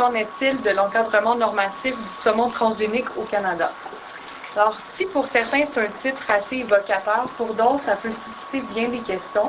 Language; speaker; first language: French; native; French